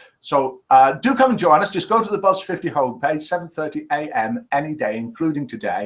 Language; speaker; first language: English; native; English